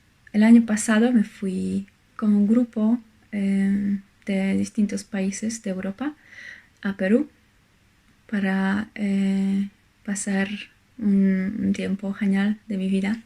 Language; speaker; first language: Spanish; non-native, fluent; Polish